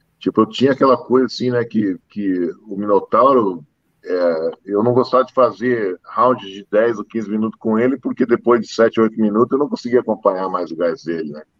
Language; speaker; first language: Portuguese; native; Portuguese